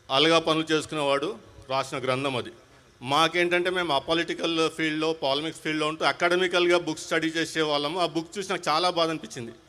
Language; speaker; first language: Telugu; non-native, local second language; Hindi